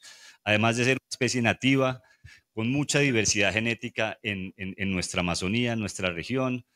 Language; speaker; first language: Spanish; native; Spanish